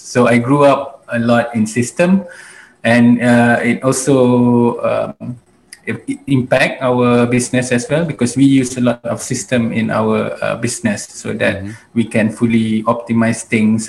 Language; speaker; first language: English; non-native, local second language; Malay